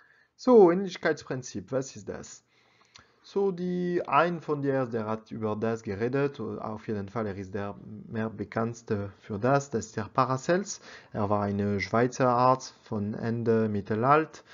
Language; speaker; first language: German; non-native, learner; French